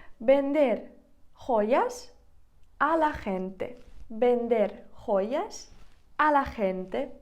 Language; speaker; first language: Spanish; non-native, fluent; Ukrainian